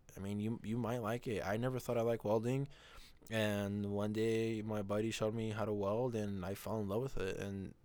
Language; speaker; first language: English; non-native, fluent; Spanish